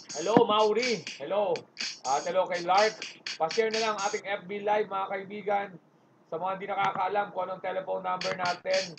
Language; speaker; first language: Filipino; native; Filipino